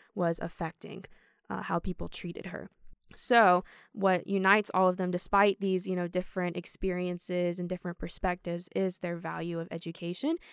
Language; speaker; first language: English; native; English